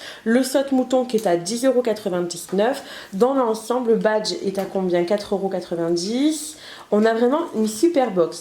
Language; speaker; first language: French; native; French